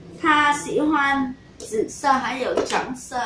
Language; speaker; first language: Chinese; non-native, learner; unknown